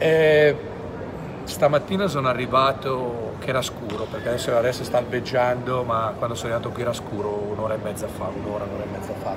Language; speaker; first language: Italian; native; Italian